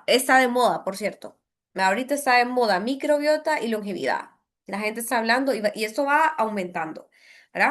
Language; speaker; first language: Spanish; native; Spanish